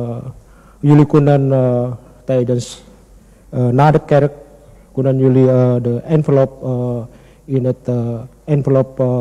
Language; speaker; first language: Dutch; non-native, learner; Indonesian